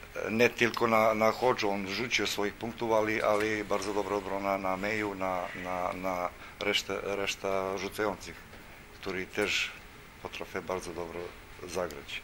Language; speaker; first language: Polish; non-native, learner; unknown